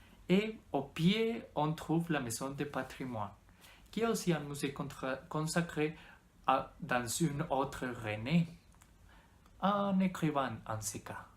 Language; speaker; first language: French; non-native, learner; Spanish